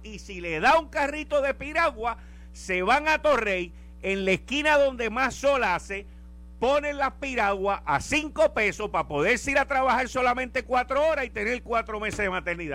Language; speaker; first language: Spanish; native; Spanish